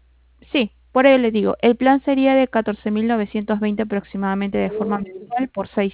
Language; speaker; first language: Spanish; native; Spanish